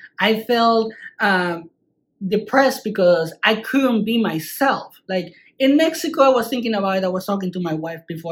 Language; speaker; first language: English; non-native, fluent; Spanish